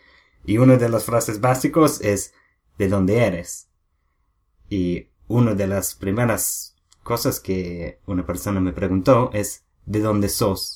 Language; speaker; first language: Spanish; non-native, learner; English